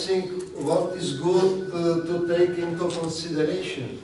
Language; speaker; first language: English; non-native, learner; Czech